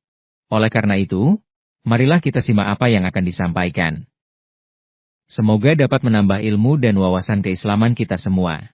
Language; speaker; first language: Indonesian; native; Indonesian